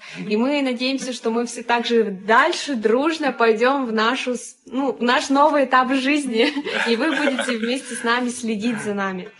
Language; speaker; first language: Russian; native; Russian